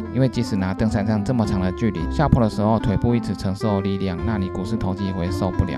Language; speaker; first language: Chinese; native; Chinese